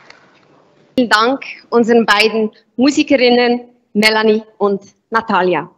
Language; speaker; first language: German; native; German